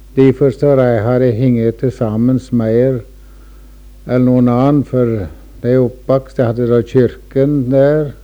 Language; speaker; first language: Norwegian; early bilingual, heritage; Norwegian